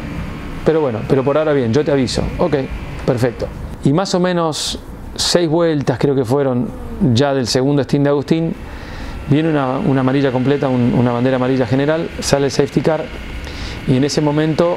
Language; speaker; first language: Spanish; native; Spanish